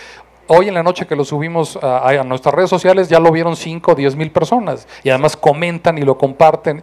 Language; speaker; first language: Spanish; native; Spanish